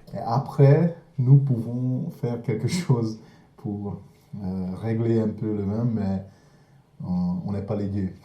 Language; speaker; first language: French; non-native, fluent; Hungarian